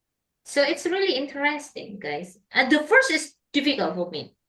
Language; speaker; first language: English; non-native, learner; Indonesian